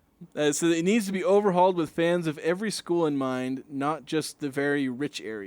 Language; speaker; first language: English; native; English